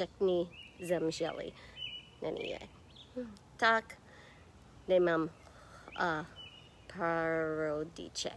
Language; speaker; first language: Czech; non-native, learner; English